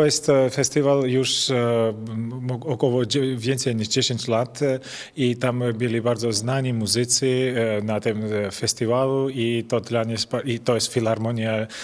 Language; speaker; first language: Polish; non-native, learner; Georgian